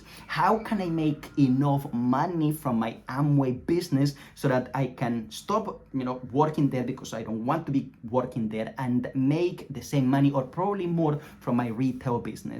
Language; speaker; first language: English; non-native, fluent; Spanish